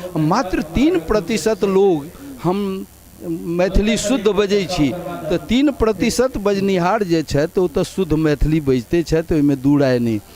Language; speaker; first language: Maithili; native; Maithili